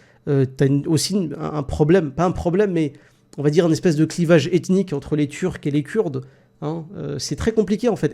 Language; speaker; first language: French; native; French